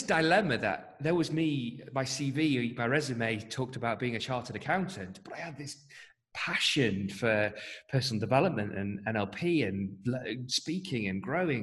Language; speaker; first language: English; native; English